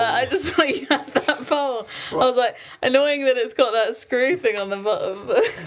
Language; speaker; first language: English; native; English